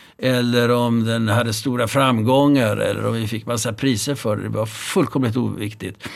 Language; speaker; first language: Swedish; native; Swedish